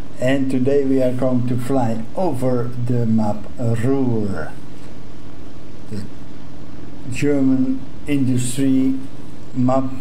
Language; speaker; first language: English; non-native, fluent; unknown